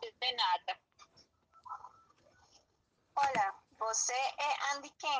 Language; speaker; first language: Portuguese; non-native, learner; Spanish